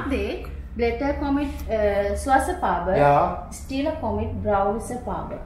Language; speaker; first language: German; non-native, learner; Sinhala